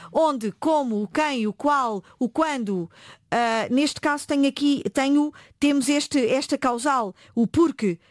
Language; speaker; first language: Portuguese; native; Portuguese